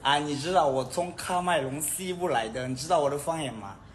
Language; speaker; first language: Chinese; non-native, learner; Ghomala